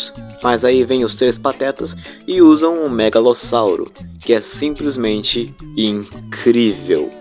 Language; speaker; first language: Portuguese; native; Portuguese